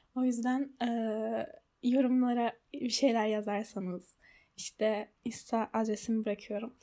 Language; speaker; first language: Turkish; early bilingual, heritage; Turkish